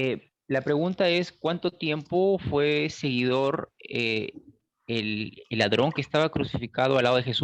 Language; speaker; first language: Spanish; native; Spanish